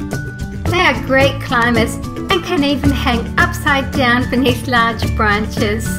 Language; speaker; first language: English; native; English